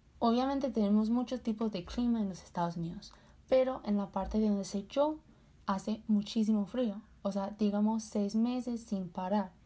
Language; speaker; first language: Spanish; non-native, fluent; English